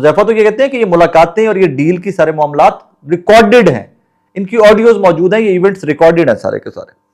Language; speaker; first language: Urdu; non-native, local second language; Punjabi